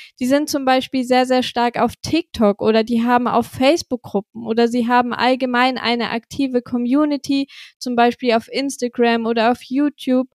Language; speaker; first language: German; native; German